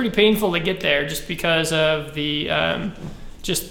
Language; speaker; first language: English; native; English